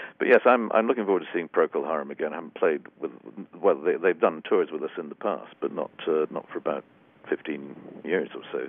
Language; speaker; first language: English; native; English